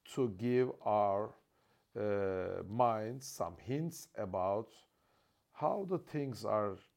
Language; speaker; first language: English; non-native, fluent; Turkish